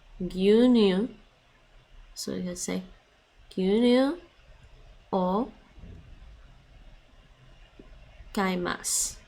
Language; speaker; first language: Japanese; non-native, learner; English